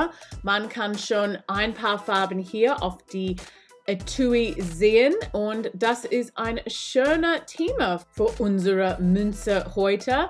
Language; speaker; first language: German; non-native, learner; English